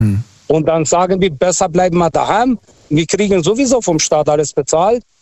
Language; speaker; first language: German; non-native, fluent; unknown